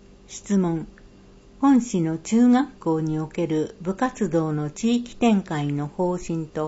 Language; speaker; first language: Japanese; native; Japanese